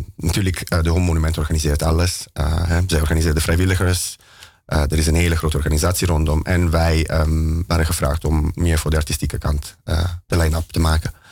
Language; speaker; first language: Dutch; non-native, fluent; Italian